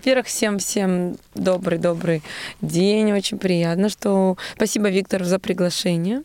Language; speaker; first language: Russian; native; Russian